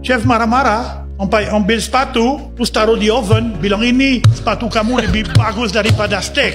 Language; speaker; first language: Indonesian; non-native, fluent; French